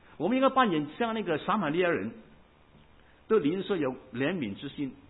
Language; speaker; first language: Chinese; non-native, local second language; Cantonese